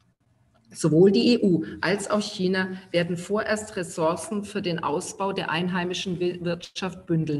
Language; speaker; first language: German; native; German